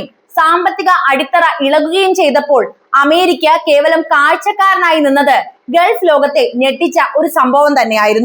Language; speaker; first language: Malayalam; native; Malayalam